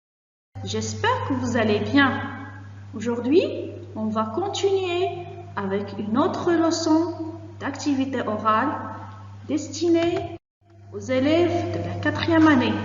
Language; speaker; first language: French; non-native, local second language; Arabic